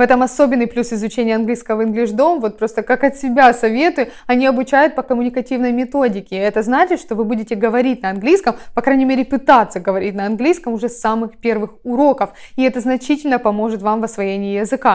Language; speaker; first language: Russian; native; Russian